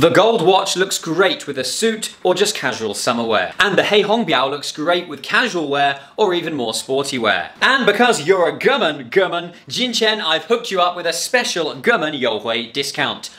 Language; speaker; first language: English; native; English